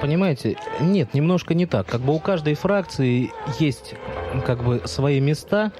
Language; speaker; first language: Russian; native; Russian